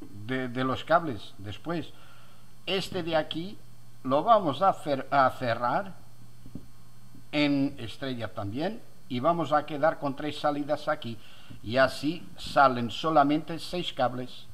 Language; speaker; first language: Spanish; non-native, fluent; Portuguese